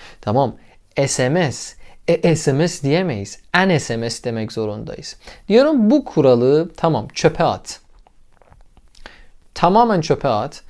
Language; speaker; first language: Turkish; non-native, fluent; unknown